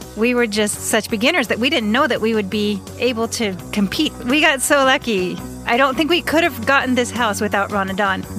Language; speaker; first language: English; native; English